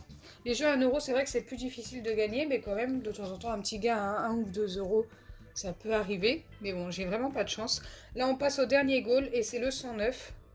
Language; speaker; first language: French; native; French